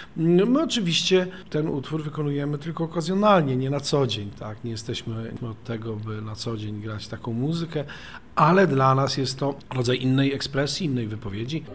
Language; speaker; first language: Polish; native; Polish